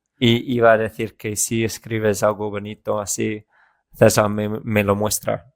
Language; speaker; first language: Spanish; non-native, fluent; English